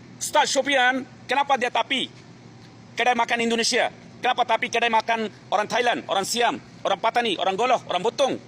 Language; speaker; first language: Malay; non-native, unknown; Bangla